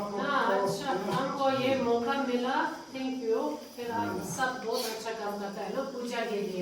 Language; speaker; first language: Hindi; non-native, local second language; Tibetan